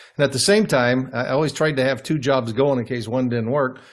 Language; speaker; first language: English; native; English